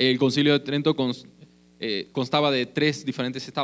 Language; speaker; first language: Spanish; native; Spanish